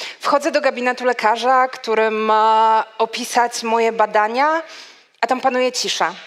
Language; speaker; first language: Polish; native; Polish